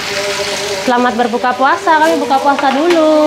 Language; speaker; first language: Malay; non-native, local second language; Javanese